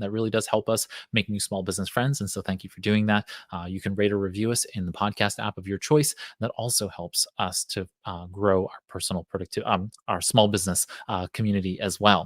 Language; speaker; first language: English; native; English